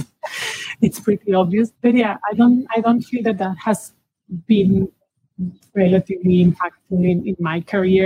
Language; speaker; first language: English; non-native, fluent; Spanish